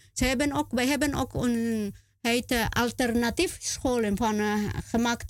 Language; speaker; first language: Dutch; non-native, learner; Spanish